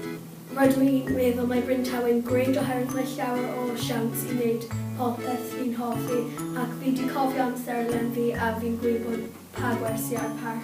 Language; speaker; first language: Welsh; non-native, local second language; English